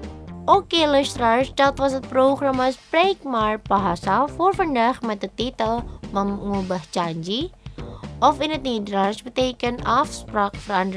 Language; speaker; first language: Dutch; non-native, fluent; Indonesian